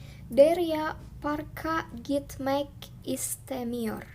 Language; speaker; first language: Turkish; non-native, fluent; Indonesian